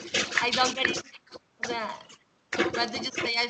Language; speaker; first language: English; non-native, learner; Spanish